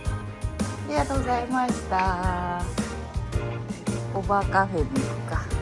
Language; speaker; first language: Japanese; native; Japanese